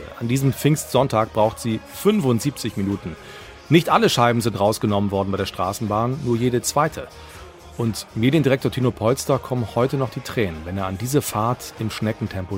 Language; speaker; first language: German; native; German